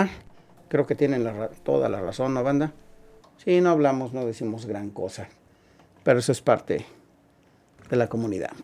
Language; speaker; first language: Spanish; native; Spanish